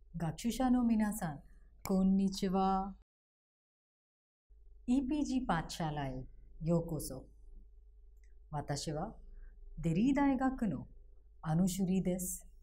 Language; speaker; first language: Japanese; non-native, fluent; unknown